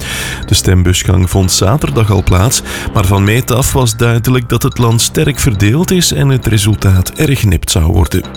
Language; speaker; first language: Dutch; native; Dutch